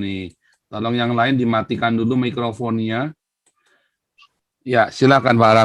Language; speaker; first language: Indonesian; native; Indonesian